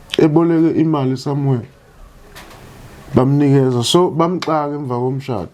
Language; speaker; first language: Zulu; native; Zulu